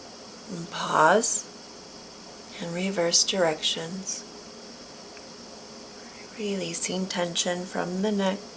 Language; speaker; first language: English; native; English